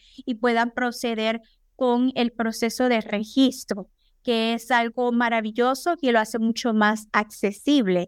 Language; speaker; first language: Spanish; native; Spanish